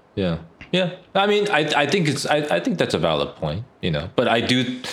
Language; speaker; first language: English; early bilingual, other home language; Korean